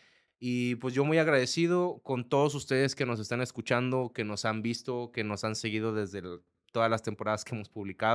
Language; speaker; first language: Spanish; native; Spanish